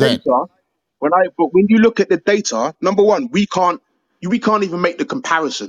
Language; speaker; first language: English; native; English